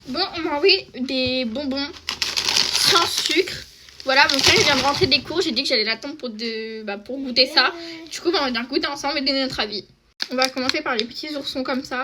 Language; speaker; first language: French; native; French